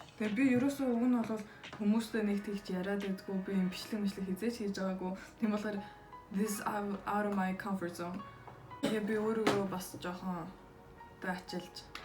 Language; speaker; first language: Mongolian; early bilingual, heritage; Mongolian